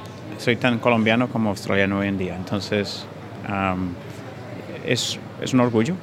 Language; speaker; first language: Spanish; native; Spanish